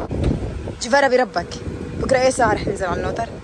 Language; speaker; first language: Arabic; native; Arabic